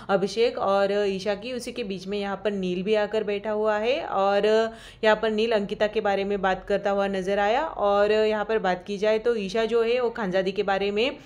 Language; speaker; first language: Hindi; native; Hindi